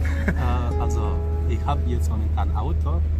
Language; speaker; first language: German; non-native, fluent; Serbian